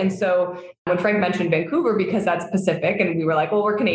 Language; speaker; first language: English; native; English